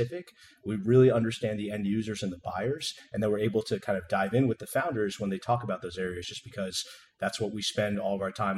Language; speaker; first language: English; native; English